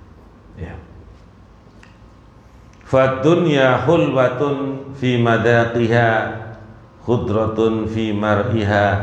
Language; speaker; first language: Arabic; non-native, fluent; Javanese